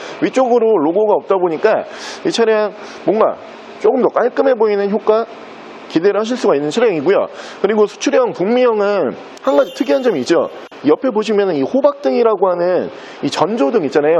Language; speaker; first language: Korean; native; Korean